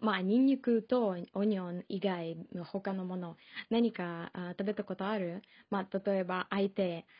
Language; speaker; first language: Japanese; non-native, fluent; Russian